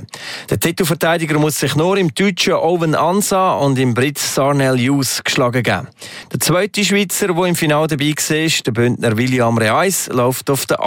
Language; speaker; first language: German; native; German